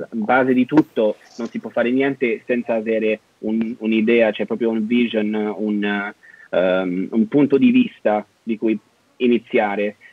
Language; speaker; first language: Italian; non-native, fluent; English